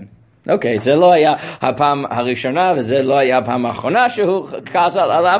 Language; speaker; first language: Hebrew; non-native, fluent; English